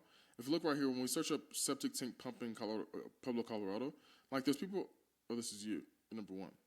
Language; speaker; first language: English; native; English